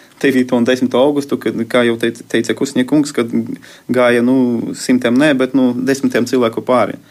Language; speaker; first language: Latvian; non-native, local second language; Russian